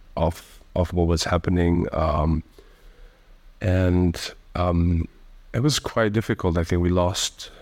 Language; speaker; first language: English; early bilingual, other home language; Albanian